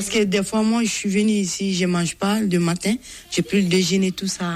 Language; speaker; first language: French; non-native, local second language; Bambara